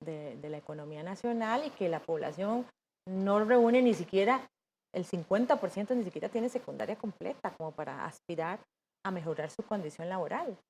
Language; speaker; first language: Spanish; native; Spanish